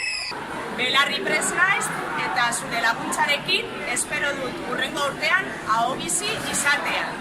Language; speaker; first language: Basque; non-native, local second language; Spanish